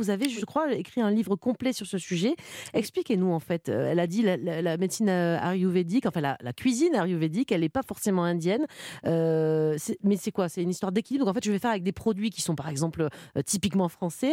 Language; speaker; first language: French; native; French